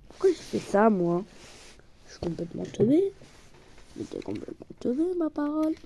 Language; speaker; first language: French; native; French